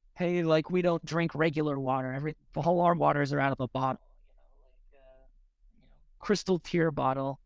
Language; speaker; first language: English; native; English